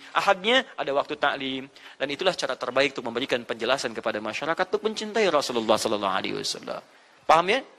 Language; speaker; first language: Indonesian; native; Indonesian